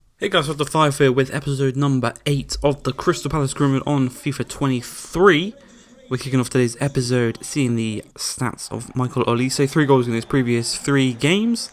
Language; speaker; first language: English; native; English